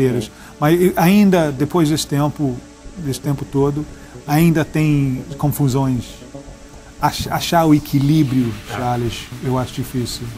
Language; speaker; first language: Portuguese; non-native, fluent; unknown